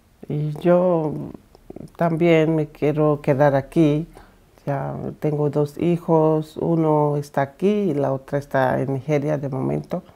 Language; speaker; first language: Spanish; non-native, fluent; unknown